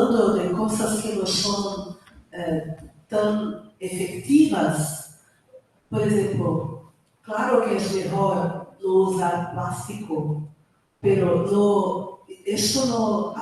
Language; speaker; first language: Spanish; non-native, fluent; Portuguese